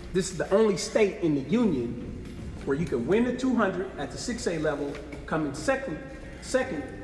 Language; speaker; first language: English; native; English